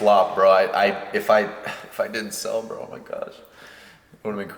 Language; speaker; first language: English; native; English